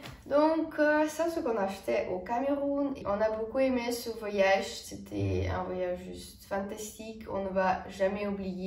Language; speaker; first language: French; non-native, fluent; Estonian